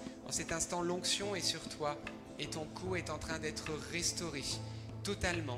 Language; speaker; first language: French; early bilingual, other home language; Arabic